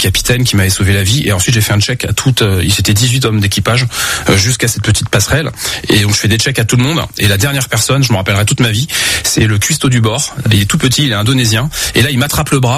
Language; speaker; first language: French; native; French